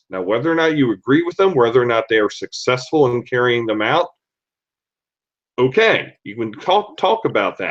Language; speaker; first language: English; native; English